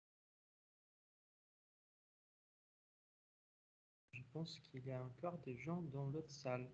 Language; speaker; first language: French; non-native, fluent; Portuguese